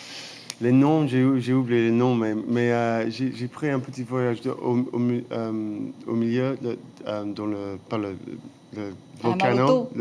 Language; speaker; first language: French; non-native, fluent; English